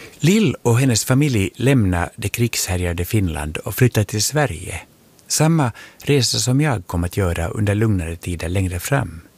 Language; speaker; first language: Swedish; native; Swedish